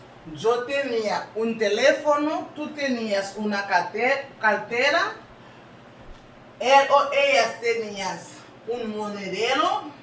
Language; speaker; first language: Spanish; non-native, learner; Haitian Creole